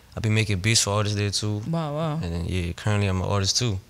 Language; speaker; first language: English; native; English